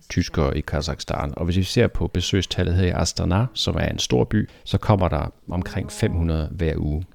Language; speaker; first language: Danish; native; Danish